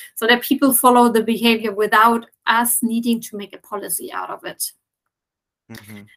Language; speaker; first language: English; non-native, fluent; German